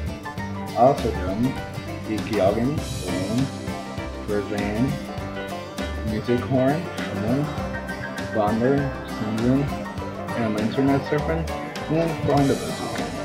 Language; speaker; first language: German; non-native, learner; English